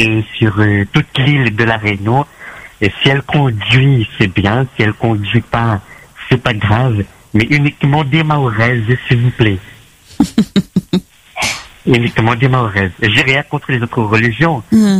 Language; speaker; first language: French; non-native, local second language; Comorian